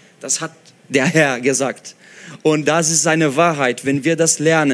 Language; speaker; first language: German; non-native, fluent; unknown